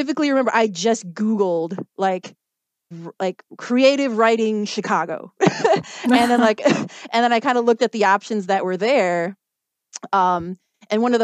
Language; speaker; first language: English; native; English